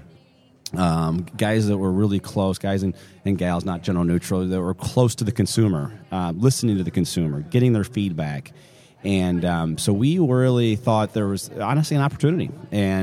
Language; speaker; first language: English; native; English